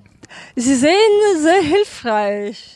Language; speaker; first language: German; non-native, learner; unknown